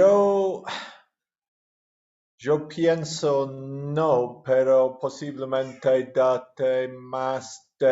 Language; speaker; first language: Spanish; non-native, learner; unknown